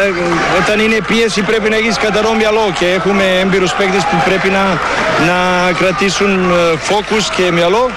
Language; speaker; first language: Greek; non-native, learner; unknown